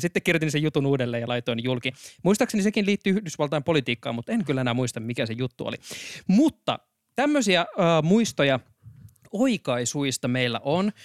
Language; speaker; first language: Finnish; native; Finnish